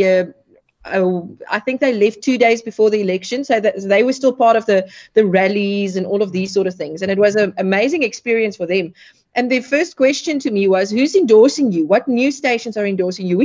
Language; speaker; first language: English; non-native, local second language; Afrikaans